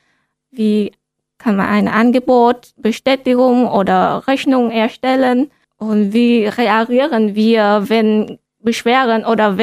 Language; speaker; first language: German; non-native, learner; Vietnamese